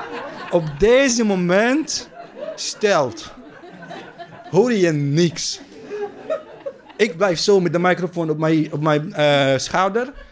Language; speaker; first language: Dutch; non-native, learner; Arabic